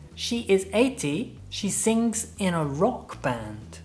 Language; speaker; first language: English; native; English